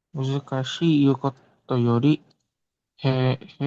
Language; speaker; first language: Japanese; non-native, learner; Indonesian